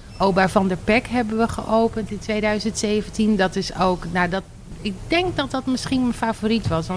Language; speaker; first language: Dutch; native; Dutch